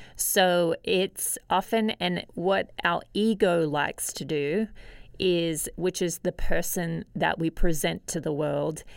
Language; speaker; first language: English; native; English